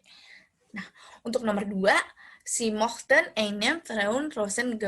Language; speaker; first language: German; non-native, learner; Indonesian